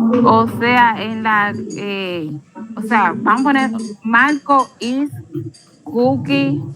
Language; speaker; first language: Spanish; native; Spanish